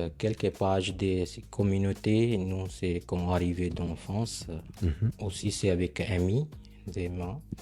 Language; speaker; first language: French; non-native, learner; Punjabi